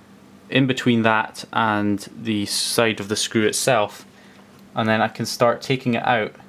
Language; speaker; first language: English; native; English